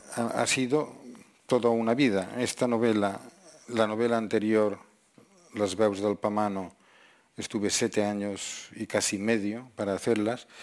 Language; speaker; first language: Spanish; non-native, local second language; Catalan